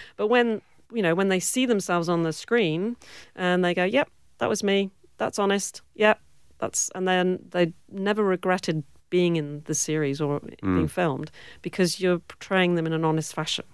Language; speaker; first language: English; native; English